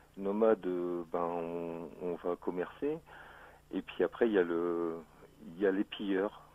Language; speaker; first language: French; native; French